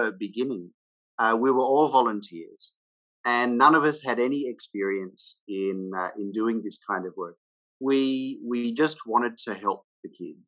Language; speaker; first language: English; native; English